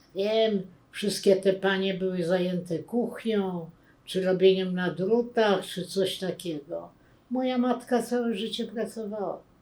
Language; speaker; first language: Polish; native; Polish